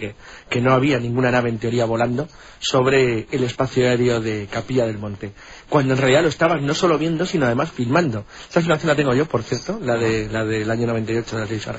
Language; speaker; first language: Spanish; native; Spanish